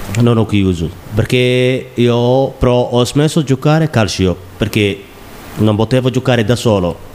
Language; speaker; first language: Italian; non-native, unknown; Somali